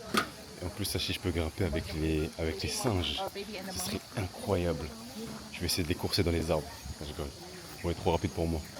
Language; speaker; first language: French; native; French